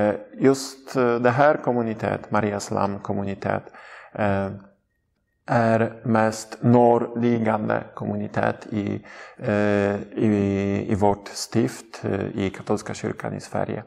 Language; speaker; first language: Swedish; non-native, fluent; Polish